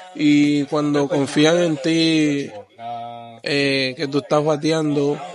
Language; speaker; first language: Spanish; native; Spanish